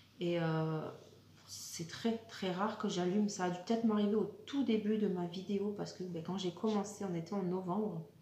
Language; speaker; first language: French; native; French